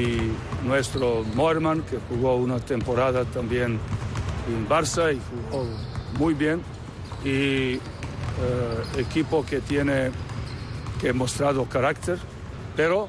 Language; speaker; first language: Spanish; non-native, learner; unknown